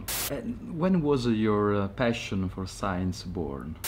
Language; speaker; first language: English; non-native, learner; Italian